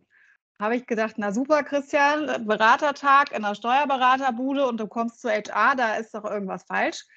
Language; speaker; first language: German; native; German